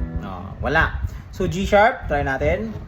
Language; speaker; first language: Filipino; native; Filipino